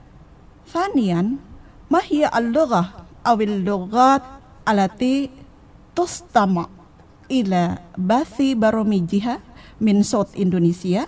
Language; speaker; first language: Arabic; non-native, fluent; Indonesian